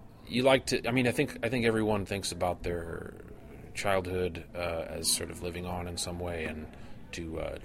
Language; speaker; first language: English; native; English